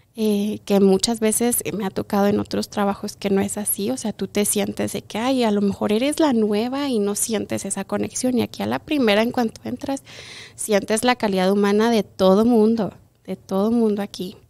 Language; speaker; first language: Spanish; native; Spanish